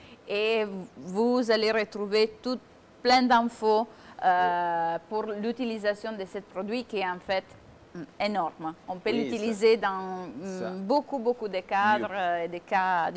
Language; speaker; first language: French; non-native, fluent; Italian